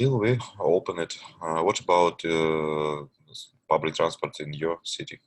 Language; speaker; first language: English; non-native, learner; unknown